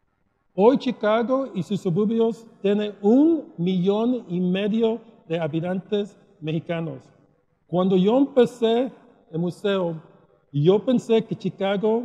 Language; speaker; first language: Spanish; early bilingual, heritage; Spanish